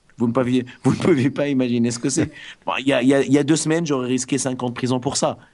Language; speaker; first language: French; non-native, local second language; Arabic